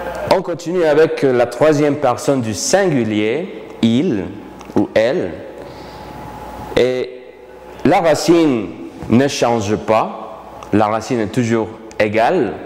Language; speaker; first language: French; non-native, fluent; Spanish